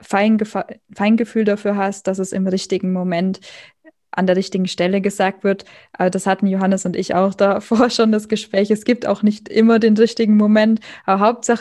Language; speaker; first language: German; native; German